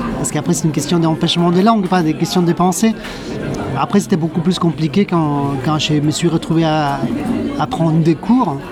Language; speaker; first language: French; non-native, fluent; Spanish